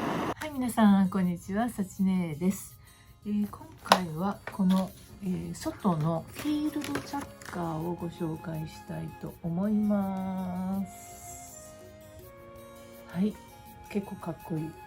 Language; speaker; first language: Japanese; native; Japanese